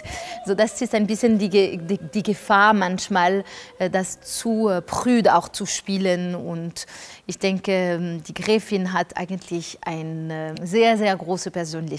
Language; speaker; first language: German; non-native, fluent; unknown